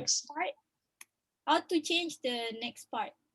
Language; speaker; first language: English; non-native, local second language; Malay